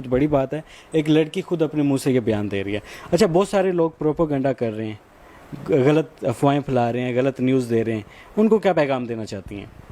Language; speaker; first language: Urdu; native; Urdu